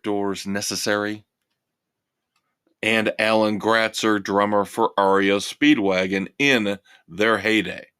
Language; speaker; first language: English; native; English